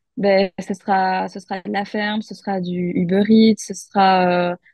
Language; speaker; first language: French; native; French